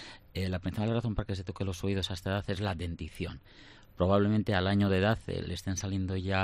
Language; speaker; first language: Spanish; native; Spanish